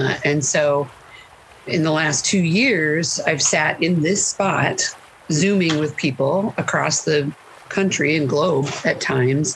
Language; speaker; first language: English; native; English